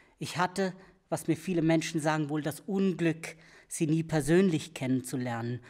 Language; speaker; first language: German; early bilingual, other home language; English